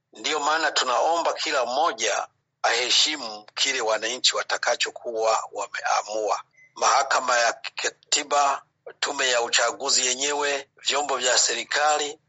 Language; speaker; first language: Swahili; non-native, local second language; Rundi